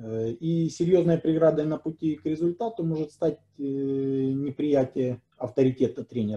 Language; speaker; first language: Russian; native; Russian